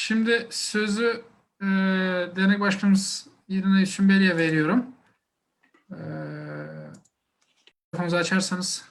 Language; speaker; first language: Turkish; native; Turkish